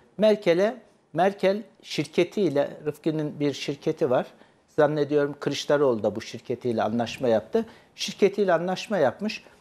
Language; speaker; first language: Turkish; native; Turkish